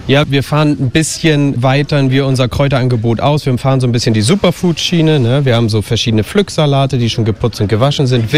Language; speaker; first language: German; native; German